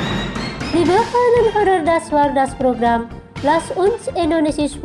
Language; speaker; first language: German; non-native, fluent; Indonesian